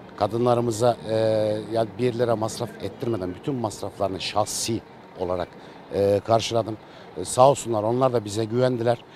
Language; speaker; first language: Turkish; native; Turkish